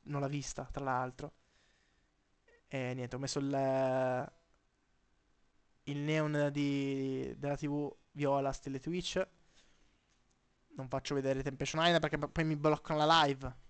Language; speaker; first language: Italian; native; Italian